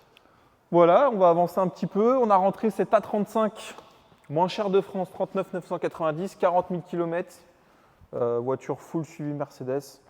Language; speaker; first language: French; native; French